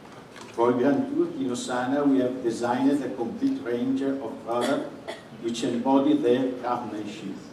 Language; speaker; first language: English; non-native, fluent; Italian